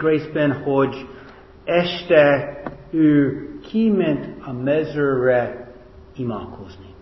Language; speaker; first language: Hungarian; non-native, fluent; English